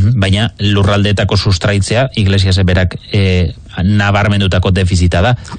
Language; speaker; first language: Basque; native; Basque